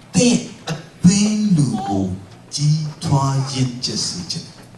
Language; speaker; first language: Burmese; non-native, local second language; Kachin